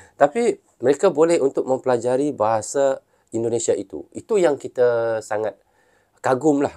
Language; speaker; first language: Malay; native; Malay